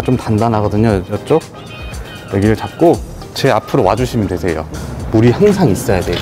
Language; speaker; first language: Korean; native; Korean